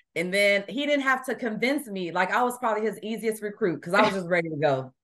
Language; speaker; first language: English; native; English